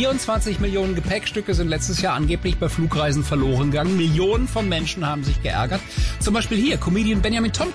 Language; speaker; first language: German; native; German